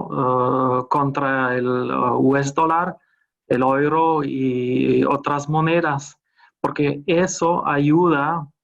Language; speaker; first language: Spanish; non-native, fluent; German